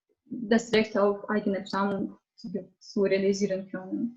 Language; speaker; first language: German; non-native, fluent; Russian